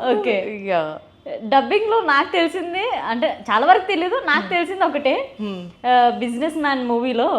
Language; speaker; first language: Telugu; native; Telugu